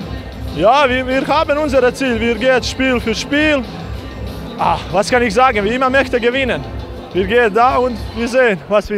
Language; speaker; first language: German; non-native, learner; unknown